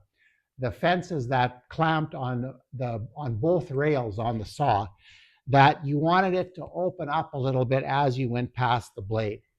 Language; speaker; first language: English; native; English